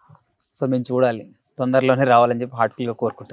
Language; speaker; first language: Telugu; native; Telugu